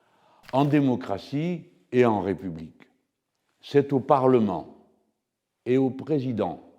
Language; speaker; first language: French; native; French